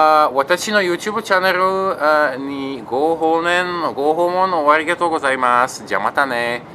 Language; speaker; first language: Japanese; non-native, learner; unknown